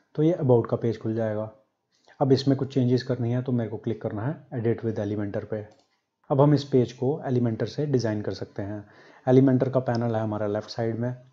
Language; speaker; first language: Hindi; native; Hindi